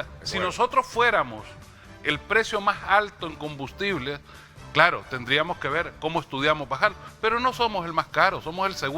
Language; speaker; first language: Spanish; native; Spanish